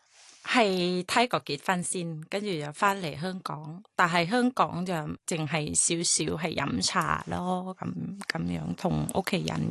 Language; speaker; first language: Cantonese; non-native, learner; Thai